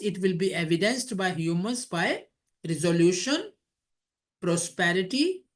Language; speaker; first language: English; non-native, local second language; Hindi